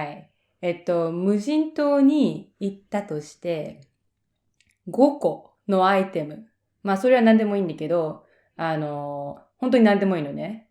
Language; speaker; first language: Japanese; native; Japanese